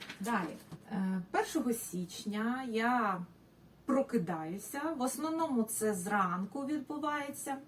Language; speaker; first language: Ukrainian; non-native, local second language; Russian